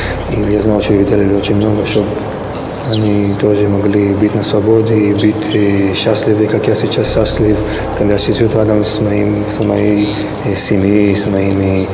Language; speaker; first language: Russian; early bilingual, heritage; Russian